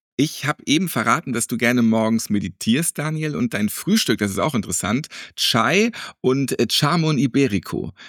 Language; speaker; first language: German; native; German